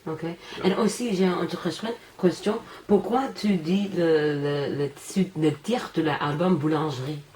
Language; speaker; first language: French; non-native, learner; English